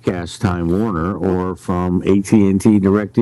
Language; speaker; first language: English; native; English